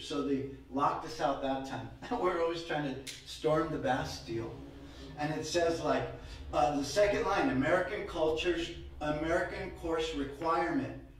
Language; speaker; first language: English; native; English